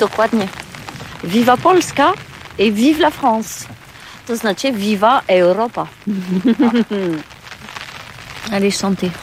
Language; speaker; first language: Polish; non-native, learner; French